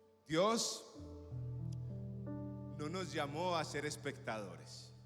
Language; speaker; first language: Spanish; native; Spanish